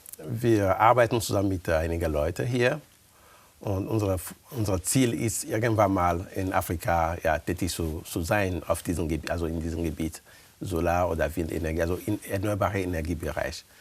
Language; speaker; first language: German; non-native, fluent; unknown